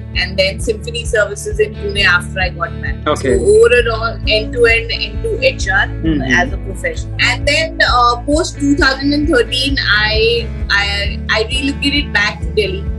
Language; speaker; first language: English; non-native, local second language; Hindi